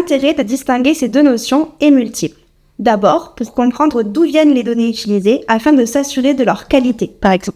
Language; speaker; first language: French; native; French